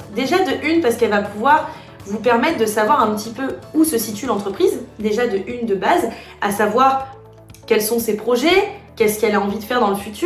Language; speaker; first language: French; native; French